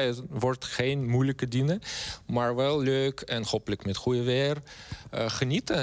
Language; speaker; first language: Dutch; non-native, learner; Russian